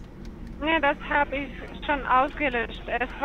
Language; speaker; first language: German; non-native, learner; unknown